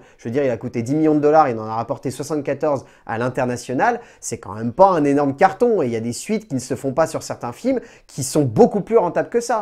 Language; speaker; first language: French; native; French